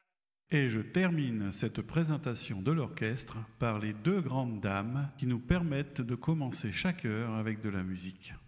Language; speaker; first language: French; native; French